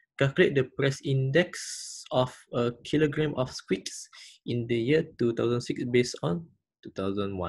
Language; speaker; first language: English; non-native, local second language; Malay